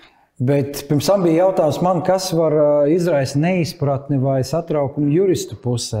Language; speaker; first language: Latvian; native; Latvian